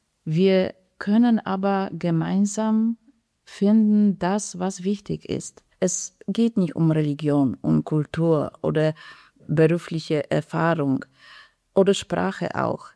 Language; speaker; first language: German; non-native, fluent; Polish